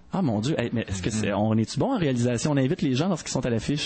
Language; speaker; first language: French; native; French